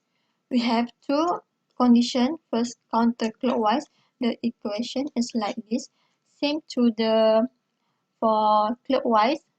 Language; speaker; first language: English; non-native, local second language; Malay